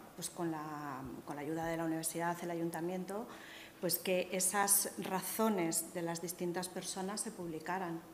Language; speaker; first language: Spanish; native; Spanish